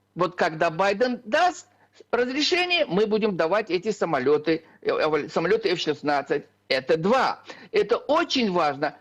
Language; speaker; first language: Russian; native; Russian